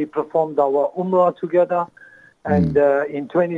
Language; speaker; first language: English; native; English